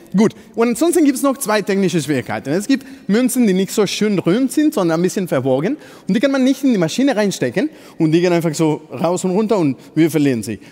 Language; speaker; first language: German; non-native, fluent; Spanish